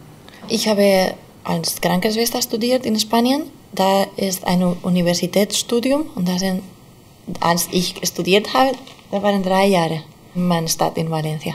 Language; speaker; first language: German; non-native, learner; Spanish